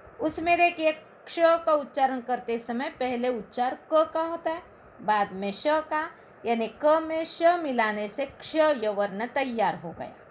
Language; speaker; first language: Hindi; non-native, local second language; Marathi